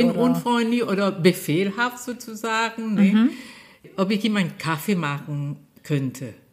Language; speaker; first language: German; non-native, fluent; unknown